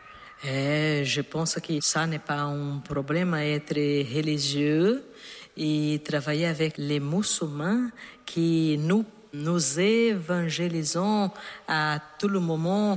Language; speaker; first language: French; non-native, learner; Portuguese